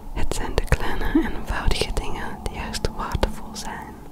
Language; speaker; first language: Dutch; non-native, learner; French